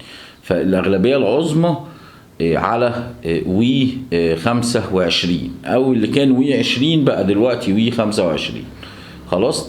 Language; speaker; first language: Arabic; native; Arabic